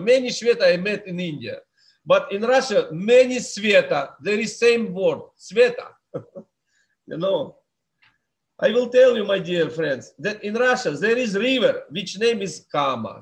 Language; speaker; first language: English; non-native, fluent; Russian